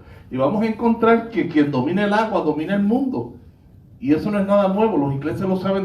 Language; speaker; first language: Spanish; native; Spanish